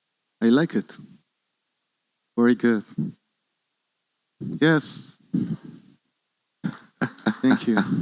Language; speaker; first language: English; non-native, learner; Spanish